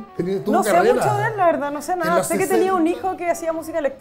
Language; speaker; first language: Spanish; native; Spanish